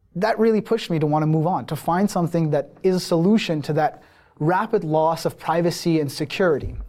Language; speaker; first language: English; early bilingual, other home language; Persian